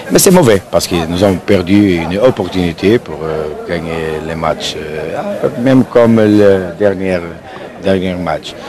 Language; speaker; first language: French; non-native, fluent; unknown